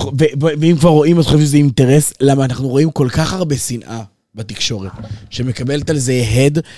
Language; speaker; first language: Hebrew; native; Hebrew